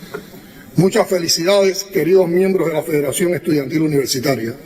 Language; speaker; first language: Spanish; native; Spanish